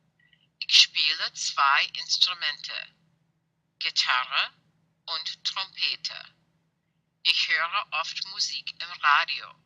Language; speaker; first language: German; non-native, fluent; English